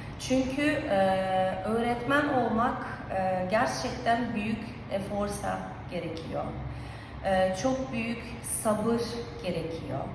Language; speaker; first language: Turkish; non-native, fluent; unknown